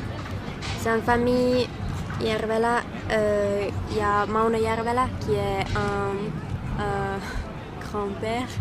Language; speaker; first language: French; non-native, learner; Finnish